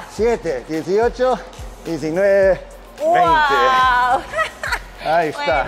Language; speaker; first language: Spanish; non-native, fluent; English